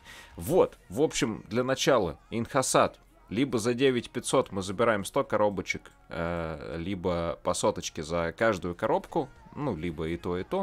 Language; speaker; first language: Russian; native; Russian